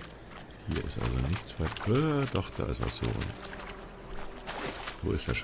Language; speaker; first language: German; native; German